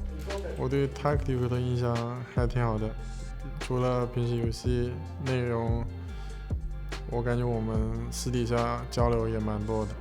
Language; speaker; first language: Chinese; native; Chinese